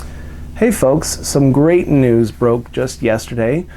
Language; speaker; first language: English; native; English